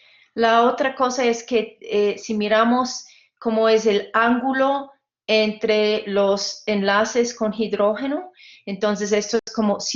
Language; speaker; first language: Spanish; non-native, fluent; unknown